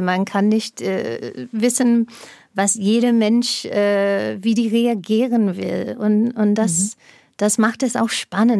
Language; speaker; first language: German; non-native, fluent; English